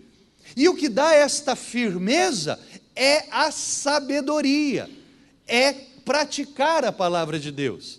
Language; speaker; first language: Portuguese; native; Portuguese